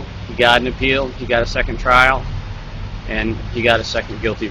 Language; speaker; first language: English; native; English